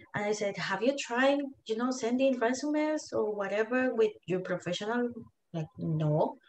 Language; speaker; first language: English; non-native, fluent; Spanish